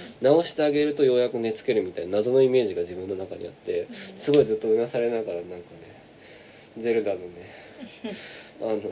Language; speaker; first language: Japanese; native; Japanese